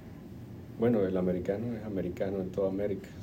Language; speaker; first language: Spanish; native; Spanish